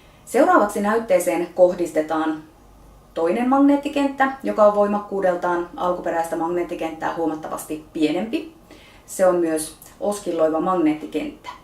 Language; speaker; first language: Finnish; native; Finnish